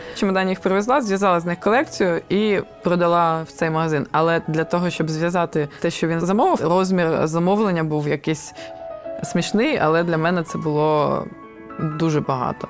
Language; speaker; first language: Ukrainian; non-native, local second language; Russian